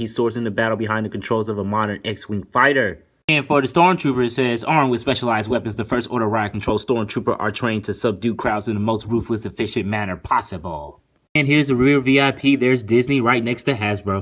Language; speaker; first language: English; native; English